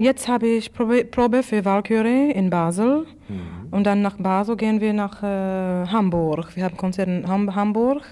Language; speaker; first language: German; non-native, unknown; English